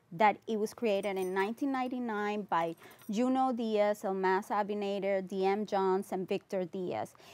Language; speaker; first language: English; non-native, fluent; Spanish